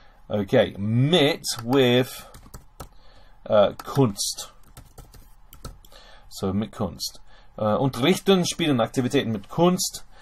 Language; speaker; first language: German; non-native, fluent; English